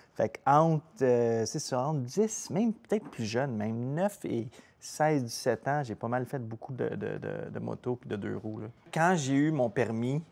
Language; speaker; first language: French; native; French